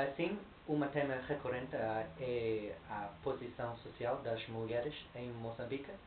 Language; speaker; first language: Portuguese; non-native, learner; English